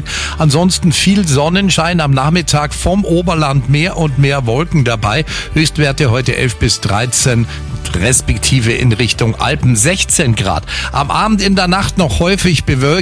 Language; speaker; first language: German; native; German